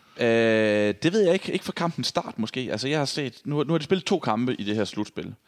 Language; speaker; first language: Danish; native; Danish